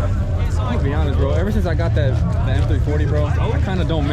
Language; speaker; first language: English; native; English